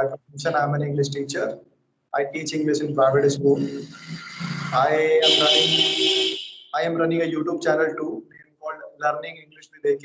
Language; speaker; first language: English; non-native, local second language; Hindi